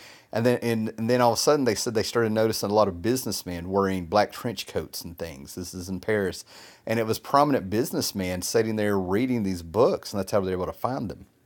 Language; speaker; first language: English; native; English